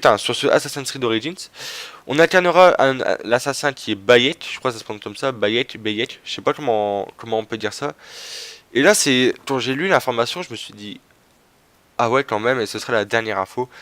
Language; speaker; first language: French; native; French